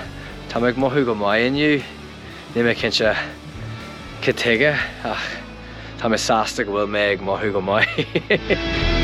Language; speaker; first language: Irish; non-native, local second language; English